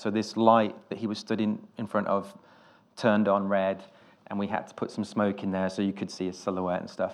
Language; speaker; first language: English; native; English